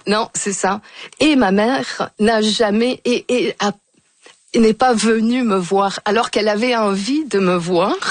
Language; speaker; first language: French; native; French